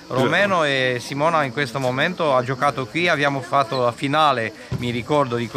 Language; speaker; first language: Italian; non-native, fluent; Romanian